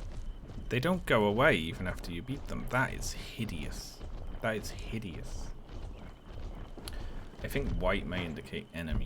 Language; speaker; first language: English; native; English